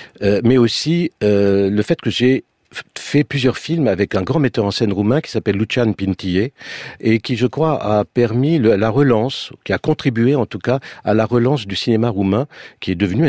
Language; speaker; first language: French; early bilingual, other home language; Romanian